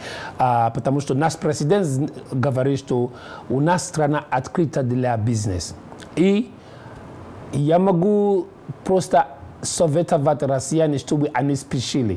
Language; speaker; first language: Russian; non-native, learner; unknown